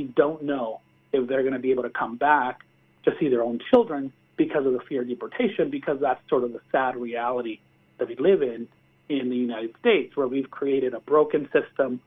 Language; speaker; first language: English; early bilingual, other home language; Spanish